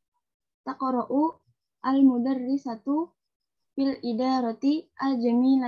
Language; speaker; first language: Arabic; non-native, learner; Indonesian